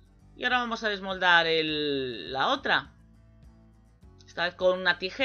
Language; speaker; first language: Spanish; native; Spanish